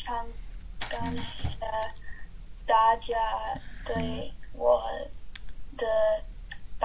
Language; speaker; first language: Chinese; non-native, learner; English